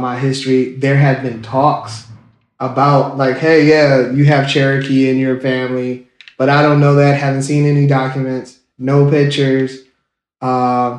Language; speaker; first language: English; native; English